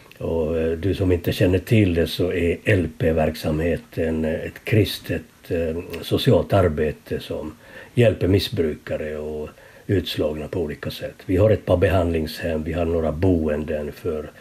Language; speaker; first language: Swedish; native; Swedish